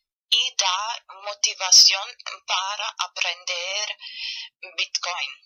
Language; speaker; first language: Spanish; non-native, learner; German